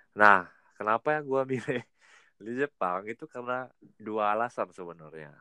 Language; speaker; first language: Indonesian; native; Indonesian